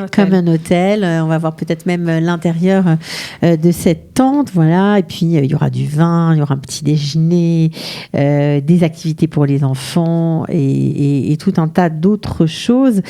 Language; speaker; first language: French; native; French